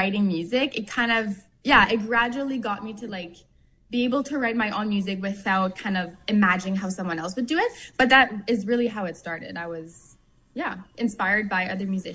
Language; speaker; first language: English; non-native, fluent; French